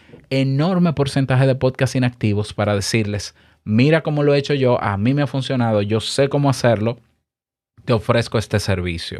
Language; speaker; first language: Spanish; native; Spanish